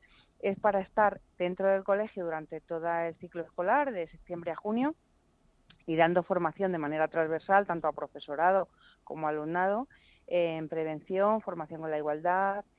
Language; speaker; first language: Spanish; native; Spanish